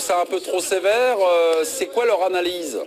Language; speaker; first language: French; native; French